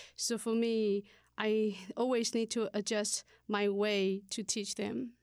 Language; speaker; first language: English; non-native, learner; Chinese